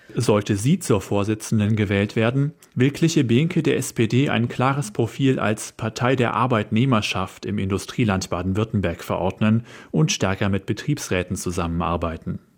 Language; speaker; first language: German; native; German